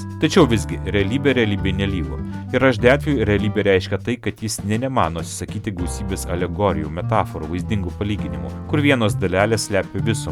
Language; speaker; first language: Lithuanian; native; Lithuanian